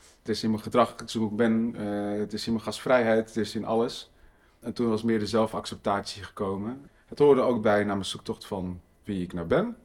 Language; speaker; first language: Dutch; early bilingual, other home language; Riffian